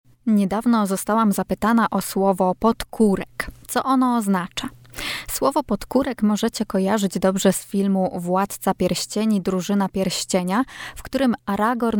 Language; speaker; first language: Polish; native; Polish